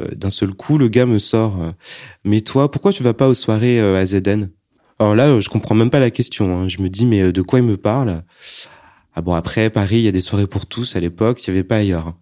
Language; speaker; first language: French; native; French